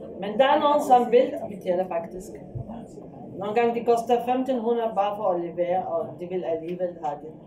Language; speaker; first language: Danish; non-native, fluent; Arabic